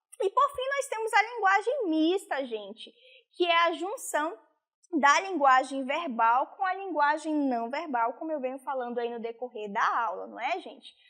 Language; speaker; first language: Portuguese; native; Portuguese